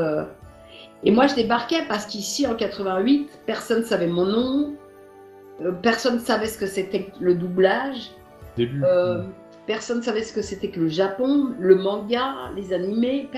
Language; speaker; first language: French; native; French